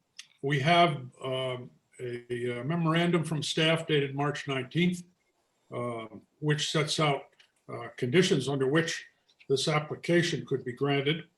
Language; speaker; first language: English; native; English